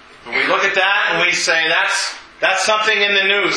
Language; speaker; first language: English; native; English